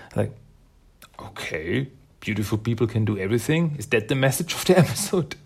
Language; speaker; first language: English; non-native, fluent; German